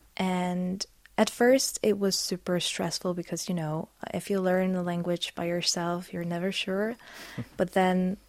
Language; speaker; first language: English; non-native, fluent; Polish